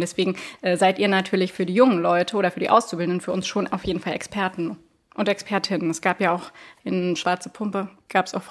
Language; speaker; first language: German; native; German